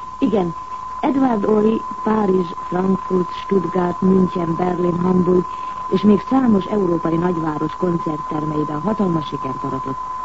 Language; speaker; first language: Hungarian; native; Hungarian